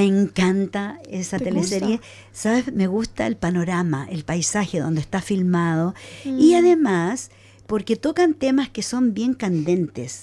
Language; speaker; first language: Spanish; native; Spanish